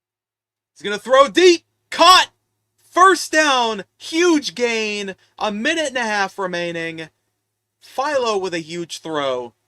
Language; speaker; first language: English; native; English